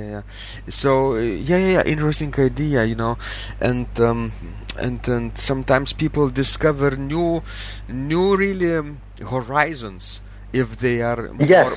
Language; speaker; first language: English; non-native, fluent; Lithuanian